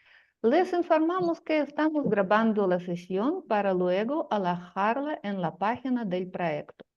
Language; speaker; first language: Spanish; non-native, fluent; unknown